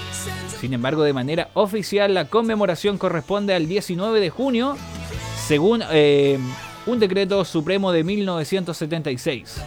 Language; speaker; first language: Spanish; native; Spanish